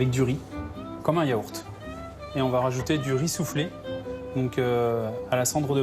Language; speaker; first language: French; native; French